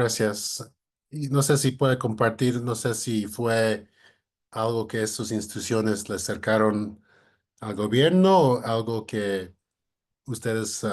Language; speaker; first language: Spanish; non-native, fluent; English